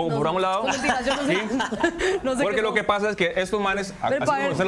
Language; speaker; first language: Spanish; native; Spanish